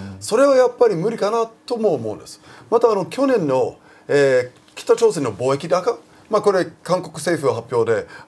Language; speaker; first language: Japanese; non-native, fluent; English